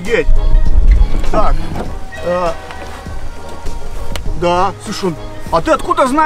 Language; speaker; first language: Russian; native; Russian